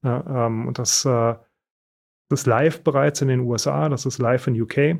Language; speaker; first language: German; native; German